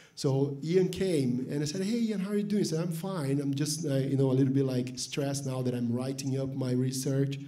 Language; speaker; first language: English; non-native, fluent; Portuguese